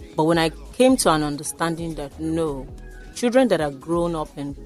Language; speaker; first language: English; non-native, local second language; Yoruba